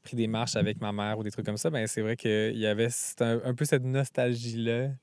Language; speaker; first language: French; native; French